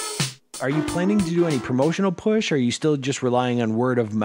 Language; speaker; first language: English; native; English